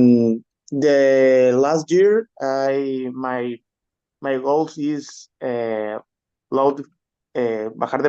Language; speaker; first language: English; non-native, learner; Spanish